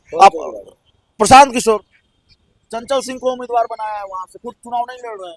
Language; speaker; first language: Hindi; native; Hindi